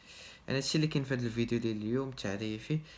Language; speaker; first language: Arabic; native; Arabic